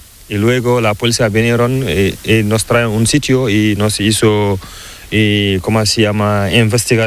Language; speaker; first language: Spanish; non-native, learner; Fula